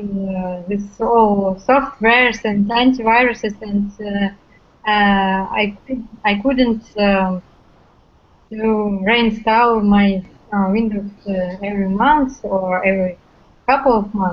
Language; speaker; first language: English; non-native, learner; Russian